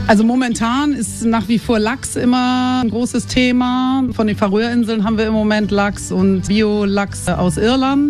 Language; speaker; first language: German; native; German